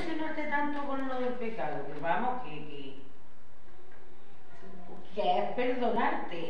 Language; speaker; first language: Spanish; native; Spanish